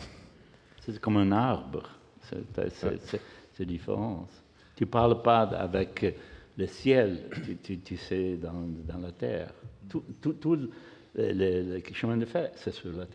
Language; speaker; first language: French; non-native, fluent; Italian